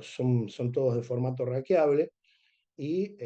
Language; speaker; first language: Spanish; native; Spanish